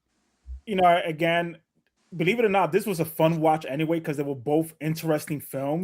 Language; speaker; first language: English; native; English